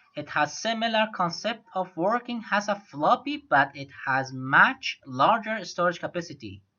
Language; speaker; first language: English; non-native, fluent; Persian